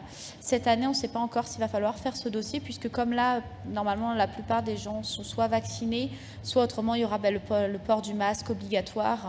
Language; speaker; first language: French; native; French